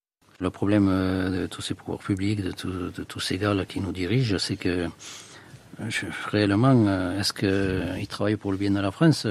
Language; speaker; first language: French; native; French